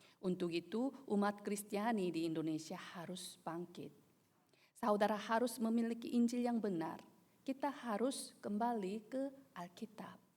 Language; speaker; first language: Indonesian; non-native, fluent; Korean